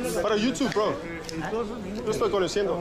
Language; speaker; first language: Spanish; non-native, learner; English